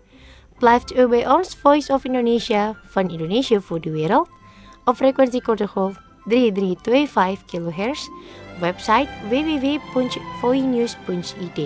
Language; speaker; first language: Dutch; non-native, learner; Indonesian